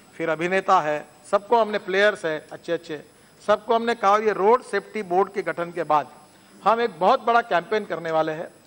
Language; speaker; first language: Hindi; non-native, local second language; Marathi